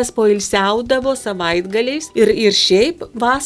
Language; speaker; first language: Lithuanian; native; Lithuanian